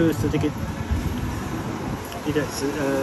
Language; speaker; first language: Indonesian; non-native, learner; English